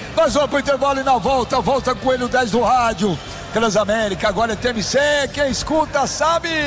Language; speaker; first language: Portuguese; native; Portuguese